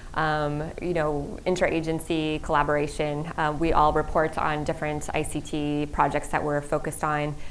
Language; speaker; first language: English; native; English